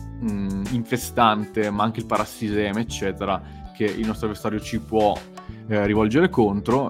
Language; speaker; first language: Italian; native; Italian